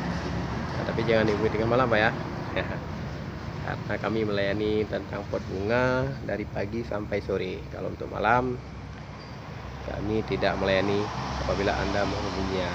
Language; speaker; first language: Indonesian; native; Indonesian